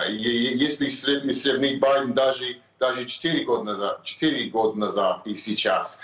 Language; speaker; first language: Russian; non-native, fluent; English